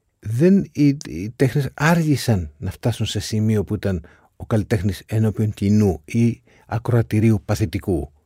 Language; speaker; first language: Greek; native; Greek